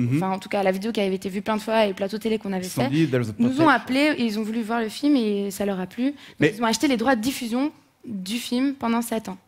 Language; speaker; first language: French; native; French